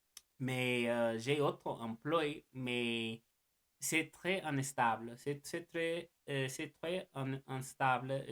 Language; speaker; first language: French; non-native, learner; English